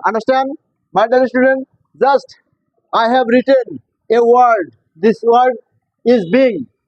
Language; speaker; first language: English; non-native, local second language; Bangla